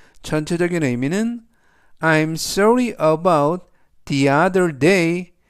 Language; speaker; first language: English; non-native, fluent; Korean